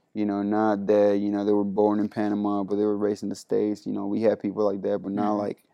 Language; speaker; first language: English; non-native, fluent; Spanish